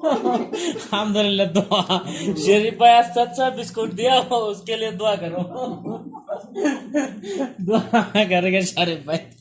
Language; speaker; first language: Hindi; non-native, local second language; Bangla